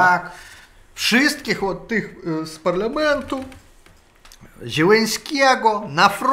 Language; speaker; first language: Polish; non-native, learner; Russian